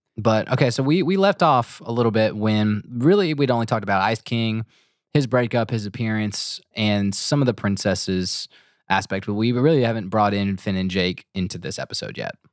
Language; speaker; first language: English; native; English